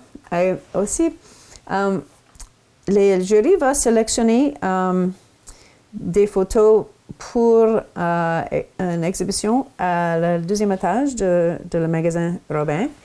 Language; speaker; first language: French; non-native, local second language; English